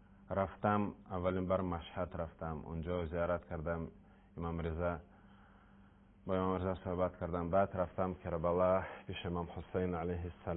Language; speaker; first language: Persian; non-native, learner; Russian